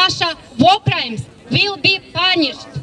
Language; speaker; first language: English; non-native, fluent; Ukrainian